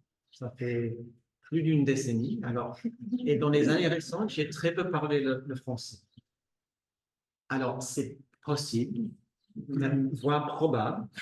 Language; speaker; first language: French; non-native, fluent; English